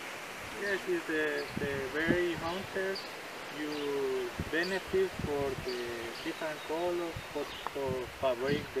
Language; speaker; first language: English; non-native, learner; Spanish